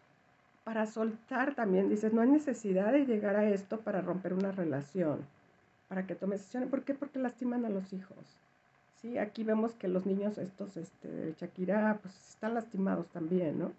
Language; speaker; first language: Spanish; native; Spanish